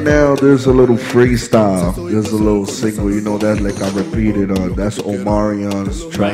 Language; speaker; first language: English; early bilingual, other home language; Spanish